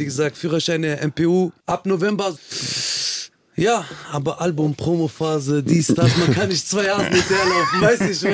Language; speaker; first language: German; early bilingual, other home language; Kurdish